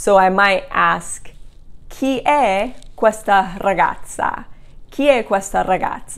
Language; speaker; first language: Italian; non-native, fluent; English